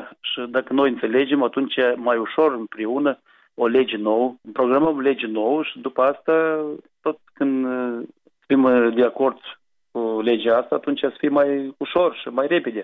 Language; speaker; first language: Romanian; non-native, local second language; Gagauz